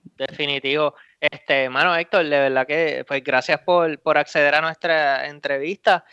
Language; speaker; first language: Spanish; native; Spanish